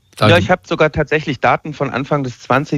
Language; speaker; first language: German; native; German